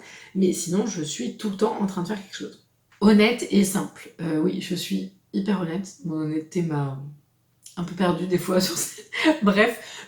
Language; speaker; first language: French; native; French